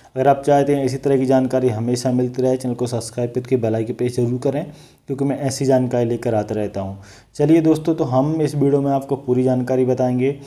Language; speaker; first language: Hindi; native; Hindi